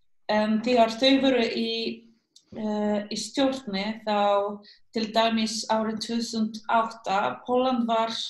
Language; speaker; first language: Icelandic; non-native, fluent; Polish